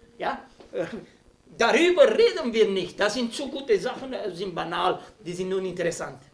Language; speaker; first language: German; non-native, fluent; Romanian